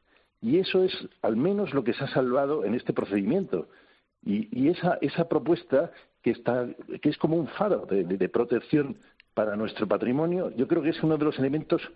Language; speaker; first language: Spanish; native; Spanish